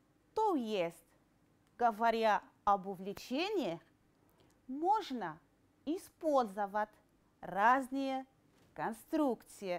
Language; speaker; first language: Russian; non-native, fluent; Arabic